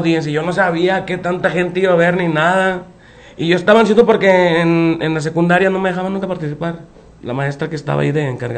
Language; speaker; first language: Spanish; native; Spanish